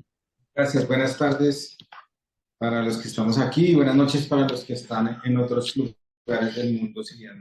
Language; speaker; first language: Spanish; native; Spanish